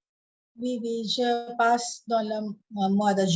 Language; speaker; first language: French; non-native, learner; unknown